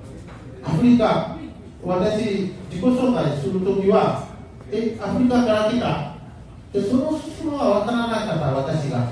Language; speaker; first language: Japanese; non-native, learner; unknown